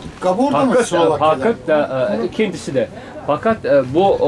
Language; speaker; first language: Turkish; non-native, learner; Hungarian